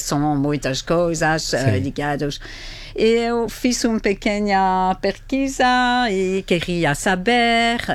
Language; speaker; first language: Portuguese; non-native, fluent; French